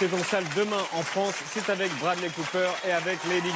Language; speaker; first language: French; native; French